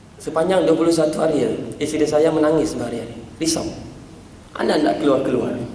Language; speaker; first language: Malay; native; Malay